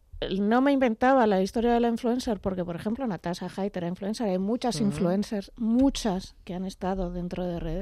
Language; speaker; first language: Spanish; native; Spanish